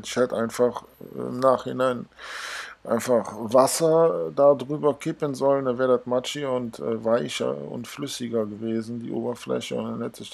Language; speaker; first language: German; native; German